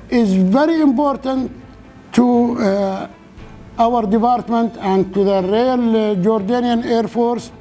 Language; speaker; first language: English; non-native, local second language; Arabic